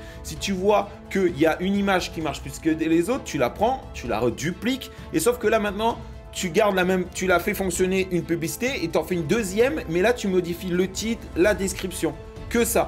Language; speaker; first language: French; native; French